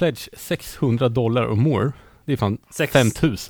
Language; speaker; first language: Swedish; native; Swedish